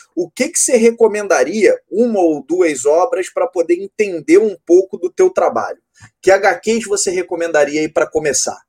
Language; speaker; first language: Portuguese; native; Portuguese